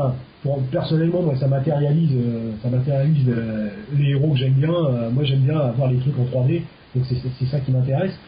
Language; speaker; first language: French; native; French